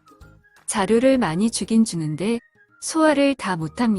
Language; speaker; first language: Korean; native; Korean